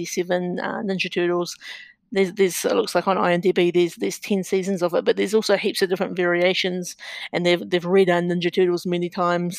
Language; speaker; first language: English; native; English